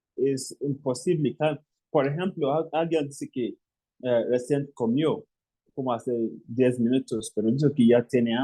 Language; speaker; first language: Spanish; non-native, fluent; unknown